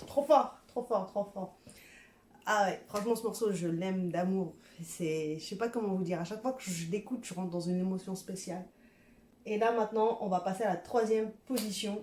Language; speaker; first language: French; native; French